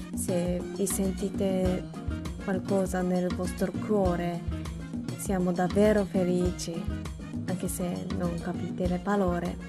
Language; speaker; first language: Italian; non-native, learner; Japanese